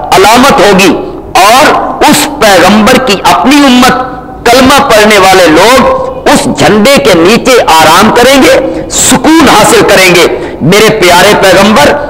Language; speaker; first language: Urdu; non-native, local second language; Punjabi